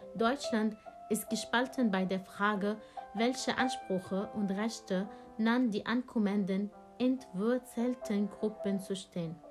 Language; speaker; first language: German; non-native, fluent; Arabic